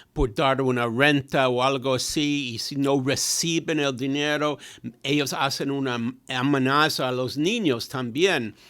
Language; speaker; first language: Spanish; non-native, fluent; English